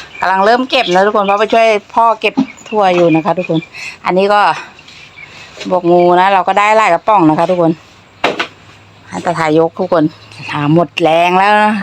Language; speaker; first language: Thai; non-native, local second language; Northeastern Thai